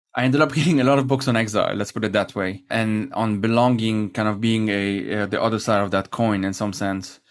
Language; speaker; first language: English; non-native, fluent; Arabic